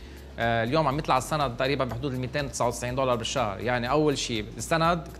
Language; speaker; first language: Arabic; native; Arabic